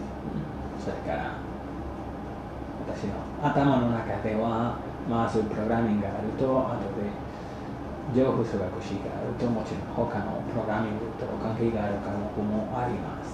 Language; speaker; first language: Japanese; non-native, fluent; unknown